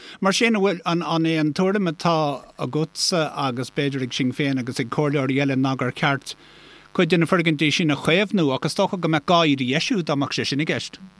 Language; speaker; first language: Irish; native; Irish